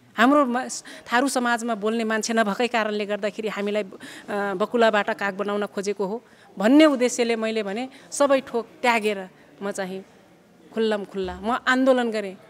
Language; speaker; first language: Nepali; non-native, local second language; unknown